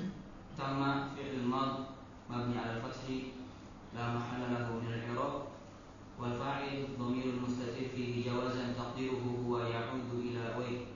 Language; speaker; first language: Arabic; non-native, learner; Indonesian